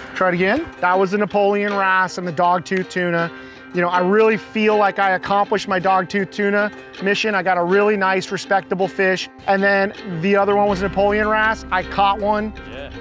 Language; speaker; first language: English; native; English